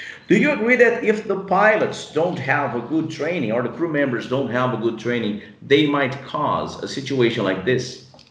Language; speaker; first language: English; non-native, fluent; Portuguese